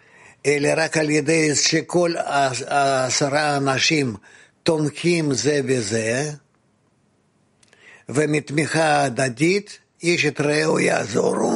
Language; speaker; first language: Hebrew; non-native, fluent; Russian